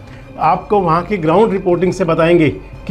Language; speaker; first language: Hindi; native; Hindi